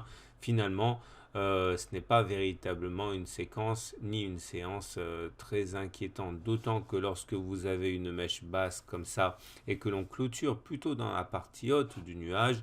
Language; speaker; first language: French; native; French